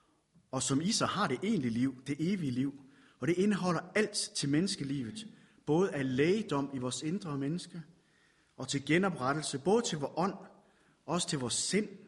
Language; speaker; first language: Danish; native; Danish